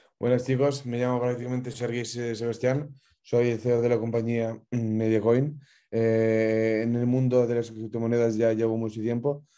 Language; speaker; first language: Spanish; non-native, fluent; Ukrainian